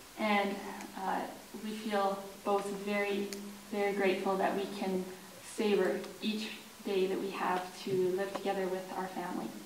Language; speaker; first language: English; native; English